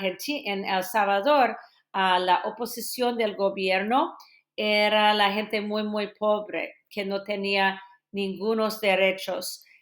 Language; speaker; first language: Spanish; non-native, fluent; English